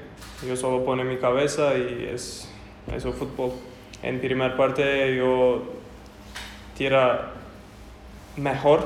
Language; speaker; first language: Spanish; non-native, learner; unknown